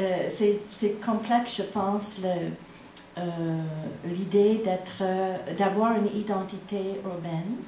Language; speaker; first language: French; non-native, fluent; English